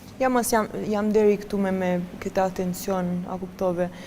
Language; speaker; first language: Albanian; early bilingual, heritage; Albanian